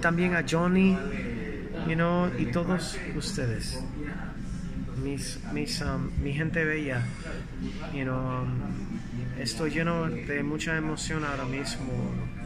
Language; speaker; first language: Spanish; early bilingual, heritage; English